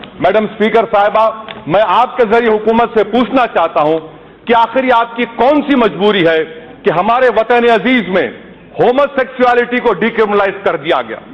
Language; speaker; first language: Urdu; native; Urdu